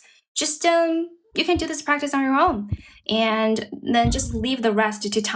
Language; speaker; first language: English; non-native, fluent; Chinese